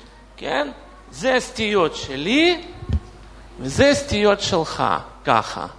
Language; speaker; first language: Hebrew; non-native, fluent; Russian